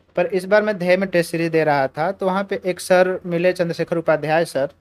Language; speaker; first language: Hindi; native; Hindi